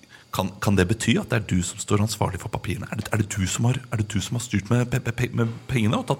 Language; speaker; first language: Norwegian; native; Norwegian